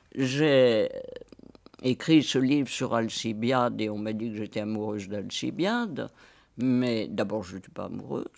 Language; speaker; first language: French; native; French